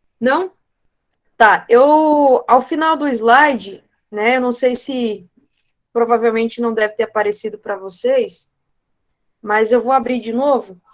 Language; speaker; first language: Portuguese; non-native, fluent; Spanish